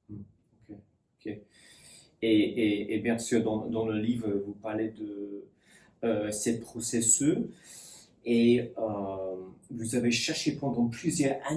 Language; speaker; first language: French; non-native, fluent; English